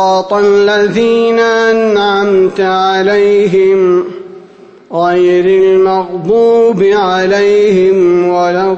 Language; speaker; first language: Arabic; native; Arabic